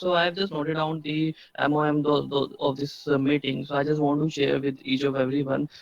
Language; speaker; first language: English; non-native, learner; Hindi